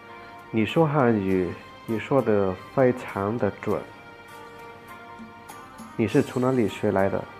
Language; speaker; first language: Chinese; non-native, fluent; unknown